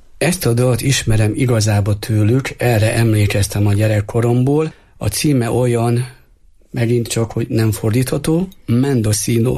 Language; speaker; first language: Hungarian; native; Hungarian